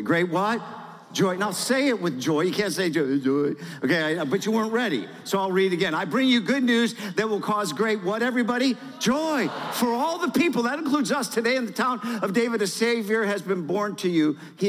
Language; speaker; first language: English; native; English